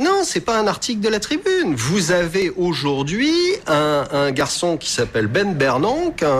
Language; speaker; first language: French; native; French